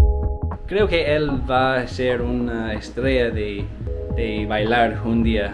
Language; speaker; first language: Spanish; non-native, learner; English